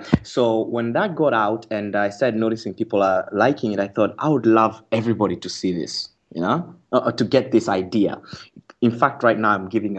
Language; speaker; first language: English; non-native, local second language; Kikuyu